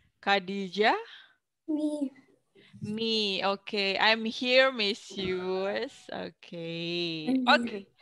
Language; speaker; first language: English; non-native, fluent; Indonesian